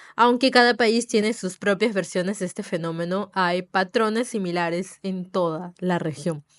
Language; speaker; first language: Spanish; native; Spanish